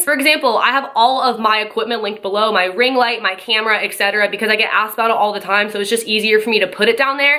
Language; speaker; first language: English; native; English